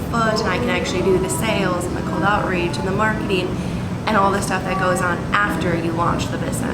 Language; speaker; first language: English; native; English